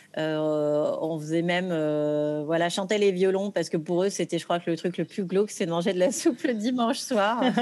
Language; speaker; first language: French; early bilingual, other home language; Arabic